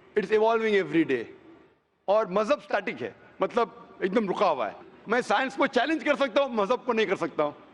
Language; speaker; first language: Hindi; non-native, local second language; Konkani